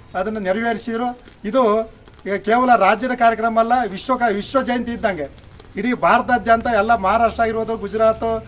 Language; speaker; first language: Kannada; non-native, local second language; Lambadi